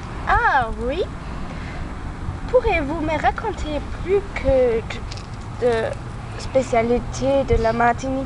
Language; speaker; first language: French; non-native, learner; German